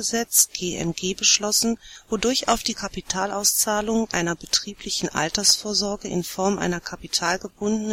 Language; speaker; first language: German; native; German